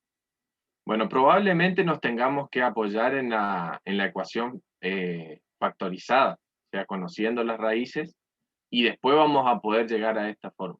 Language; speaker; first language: Spanish; native; Spanish